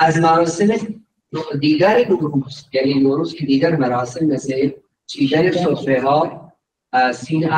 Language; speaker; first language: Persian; non-native, fluent; Urdu